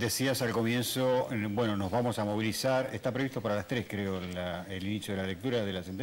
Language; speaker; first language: Spanish; native; Spanish